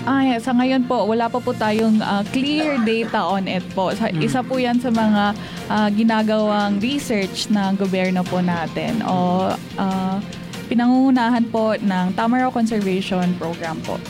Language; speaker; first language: Filipino; non-native, local second language; Cebuano